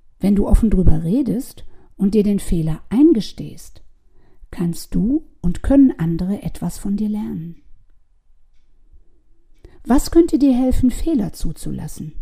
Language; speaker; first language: German; native; German